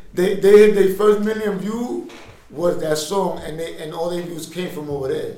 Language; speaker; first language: English; early bilingual, other home language; Spanish